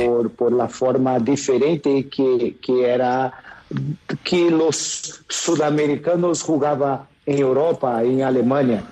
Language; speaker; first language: Spanish; non-native, fluent; Portuguese